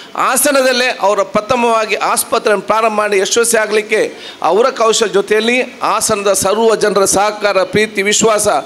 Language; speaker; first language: Kannada; non-native, local second language; Badaga